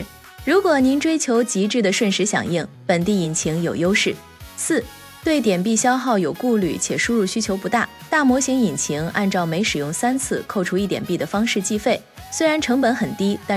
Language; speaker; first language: Chinese; native; Chinese